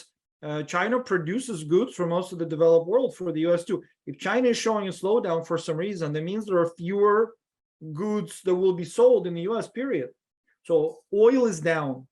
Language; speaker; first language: English; non-native, fluent; Russian